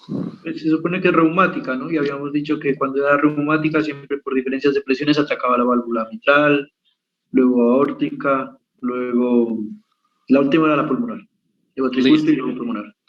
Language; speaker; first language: Spanish; native; Spanish